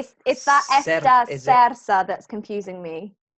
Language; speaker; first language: English; native; English